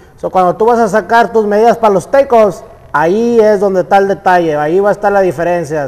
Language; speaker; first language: Spanish; early bilingual, heritage; Spanish